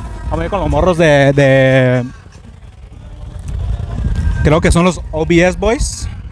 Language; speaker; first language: Spanish; early bilingual, heritage; Spanish